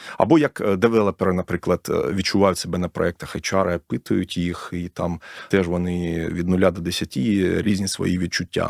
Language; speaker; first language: Ukrainian; non-native, local second language; Russian